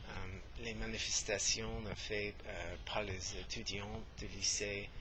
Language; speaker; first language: French; non-native, learner; English